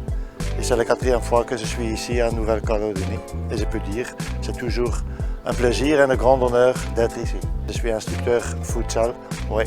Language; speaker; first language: French; non-native, learner; Dutch